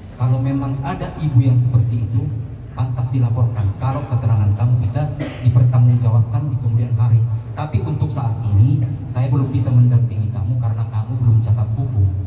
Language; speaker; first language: Indonesian; non-native, local second language; Batak Toba